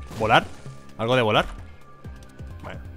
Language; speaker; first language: Spanish; native; Spanish